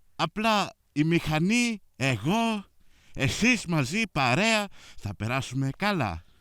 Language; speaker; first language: Greek; early bilingual, heritage; Greek